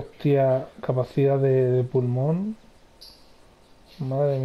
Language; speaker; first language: Spanish; native; Spanish